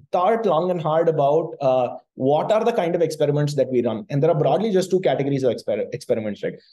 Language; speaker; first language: English; non-native, local second language; Tamil